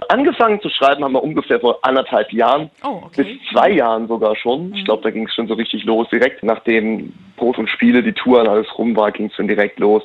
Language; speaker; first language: German; native; German